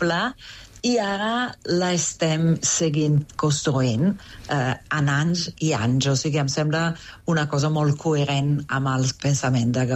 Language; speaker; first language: Catalan; non-native, fluent; Italian